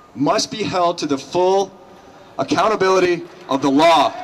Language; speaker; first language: English; native; English